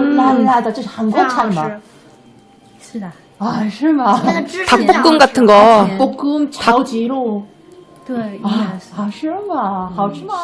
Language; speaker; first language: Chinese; non-native, learner; Korean